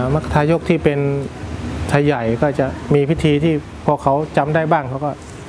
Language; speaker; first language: Thai; native; Thai